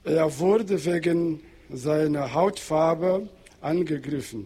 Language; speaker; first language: German; non-native, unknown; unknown